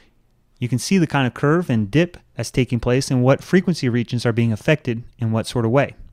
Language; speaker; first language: English; native; English